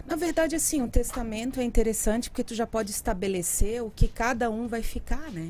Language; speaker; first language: Portuguese; native; Portuguese